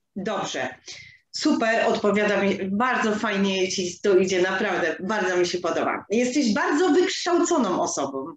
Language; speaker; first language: Polish; native; Polish